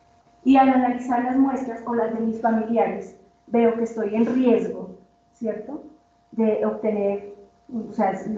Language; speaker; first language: Spanish; native; Spanish